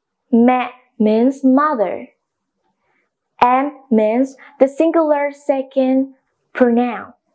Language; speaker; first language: English; non-native, fluent; Vietnamese